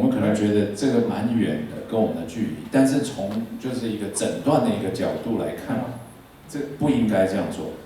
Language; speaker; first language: Chinese; native; Chinese